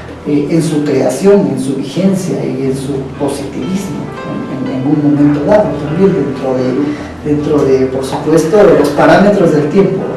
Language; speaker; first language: Spanish; native; Spanish